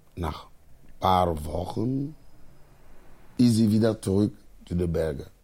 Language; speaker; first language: German; non-native, fluent; Ewe